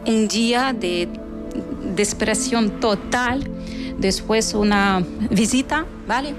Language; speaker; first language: Spanish; non-native, fluent; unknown